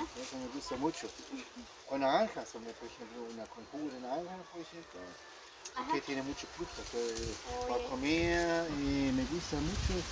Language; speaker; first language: Spanish; non-native, learner; German